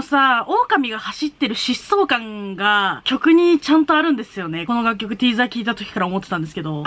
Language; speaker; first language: Japanese; native; Japanese